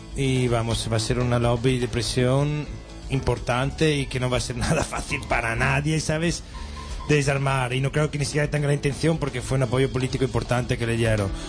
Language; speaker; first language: Spanish; non-native, fluent; Italian